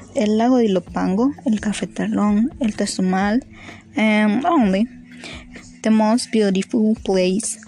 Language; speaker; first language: English; non-native, learner; Spanish